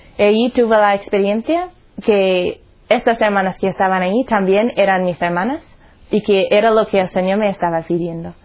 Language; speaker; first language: Spanish; non-native, fluent; English